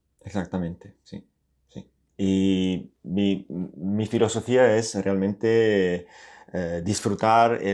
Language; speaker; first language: Spanish; non-native, fluent; Italian